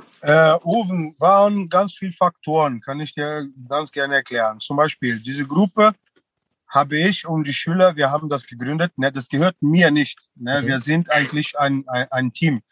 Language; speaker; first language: German; non-native, fluent; Portuguese